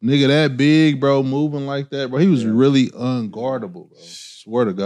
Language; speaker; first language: English; native; English